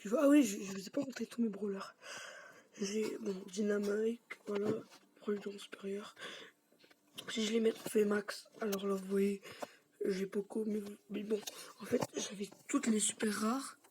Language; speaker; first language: French; native; French